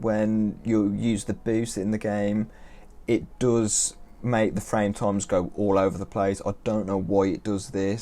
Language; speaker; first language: English; native; English